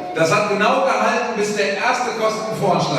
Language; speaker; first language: German; native; German